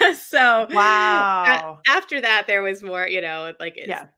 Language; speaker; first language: English; native; English